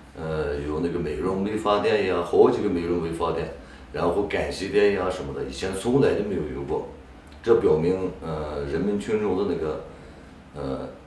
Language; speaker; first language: Chinese; non-native, local second language; Uyghur